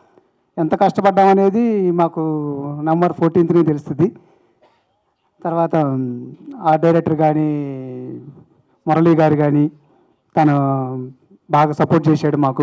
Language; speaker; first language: Telugu; native; Telugu